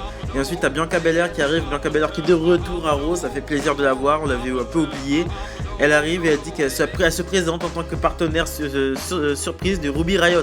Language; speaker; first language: French; native; French